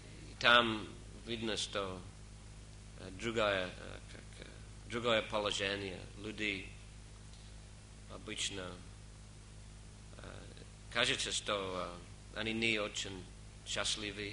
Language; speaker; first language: Russian; non-native, fluent; English